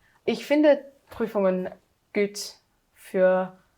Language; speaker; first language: German; non-native, learner; English